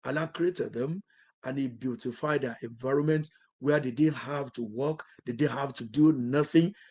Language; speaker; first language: English; non-native, local second language; Yoruba